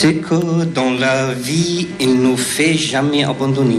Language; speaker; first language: French; non-native, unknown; Persian